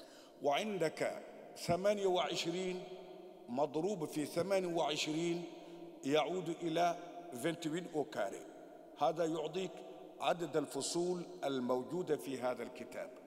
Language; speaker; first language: Arabic; non-native, fluent; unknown